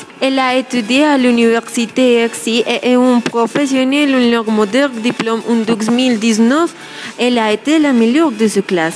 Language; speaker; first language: French; non-native, learner; Spanish